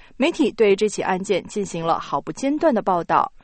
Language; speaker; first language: Chinese; native; Chinese